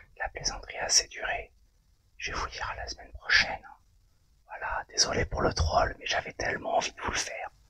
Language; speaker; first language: French; native; French